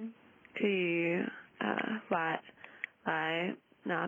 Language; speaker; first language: Chinese; non-native, learner; English